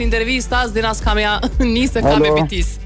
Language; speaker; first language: Albanian; native; Albanian